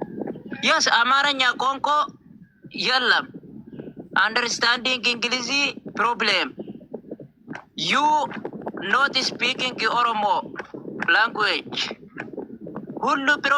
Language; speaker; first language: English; non-native, learner; Oromo